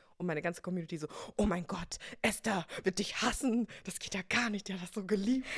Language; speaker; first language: German; early bilingual, other home language; English